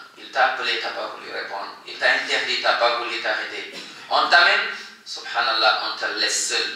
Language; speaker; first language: French; non-native, local second language; Wolof